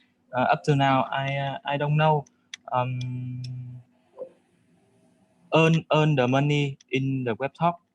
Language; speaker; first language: English; non-native, learner; Vietnamese